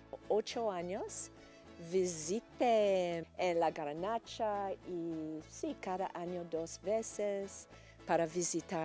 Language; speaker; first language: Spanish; non-native, learner; English